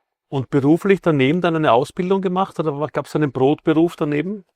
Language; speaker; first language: German; native; German